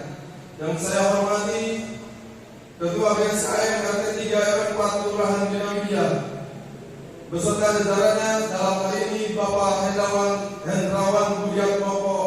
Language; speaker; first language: Indonesian; native; Indonesian